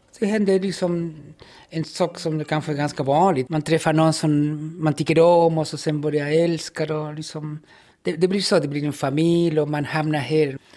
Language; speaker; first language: Swedish; non-native, fluent; Spanish